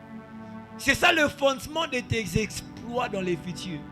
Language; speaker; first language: French; non-native, local second language; Lingala